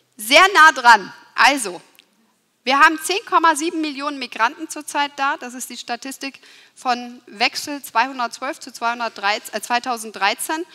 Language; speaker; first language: German; early bilingual, other home language; Turkish